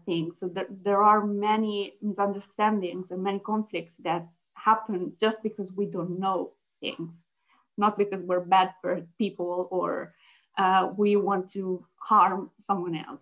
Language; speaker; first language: English; non-native, fluent; Italian